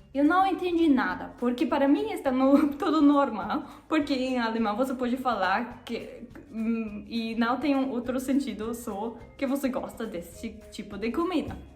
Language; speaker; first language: Portuguese; non-native, learner; German